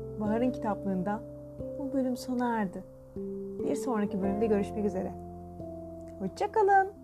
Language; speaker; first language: Turkish; native; Turkish